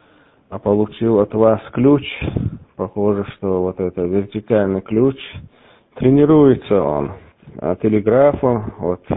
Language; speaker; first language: Russian; native; Russian